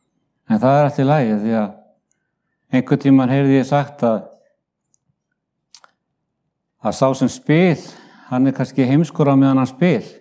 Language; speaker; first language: Icelandic; native; Icelandic